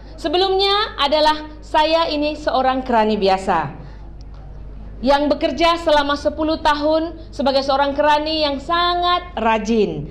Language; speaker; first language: Malay; native; Malay